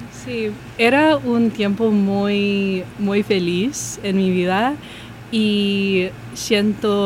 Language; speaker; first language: Spanish; non-native, learner; English